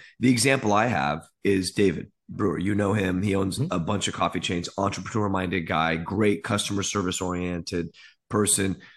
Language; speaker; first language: English; early bilingual, other home language; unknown